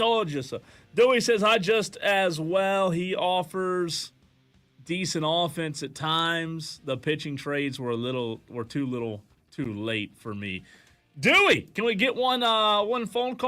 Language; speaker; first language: English; native; English